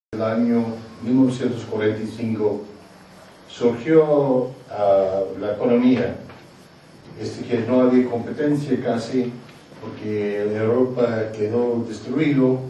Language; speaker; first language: Spanish; non-native, fluent; English